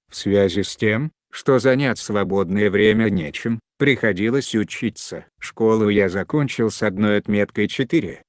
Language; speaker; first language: Russian; non-native, local second language; Chechen